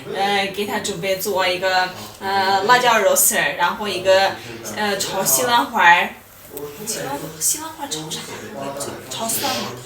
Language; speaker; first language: Chinese; non-native, fluent; Armenian